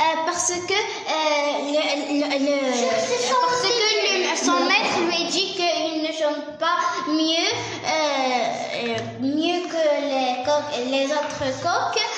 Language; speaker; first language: French; non-native, learner; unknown